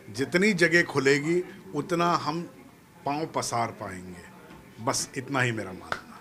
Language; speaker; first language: Hindi; native; Hindi